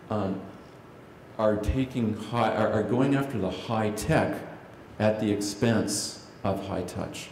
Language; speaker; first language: English; native; English